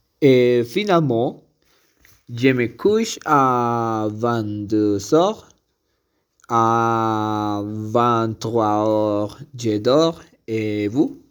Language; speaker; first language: French; non-native, learner; Spanish